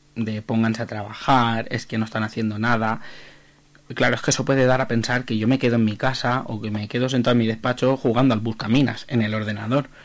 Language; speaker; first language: Spanish; native; Spanish